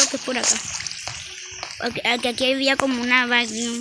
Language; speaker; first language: Spanish; native; Spanish